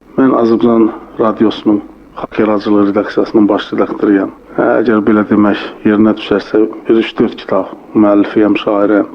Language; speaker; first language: Azerbaijani; native; Azerbaijani